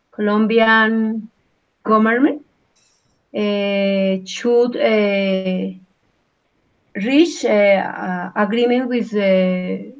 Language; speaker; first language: English; non-native, learner; Spanish